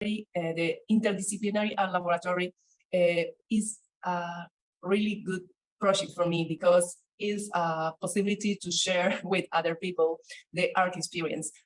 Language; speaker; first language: English; non-native, learner; Spanish